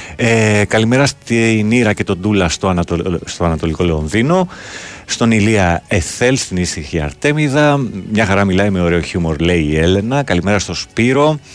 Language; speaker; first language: Greek; native; Greek